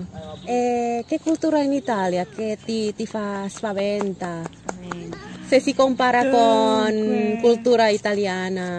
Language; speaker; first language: Italian; non-native, learner; Indonesian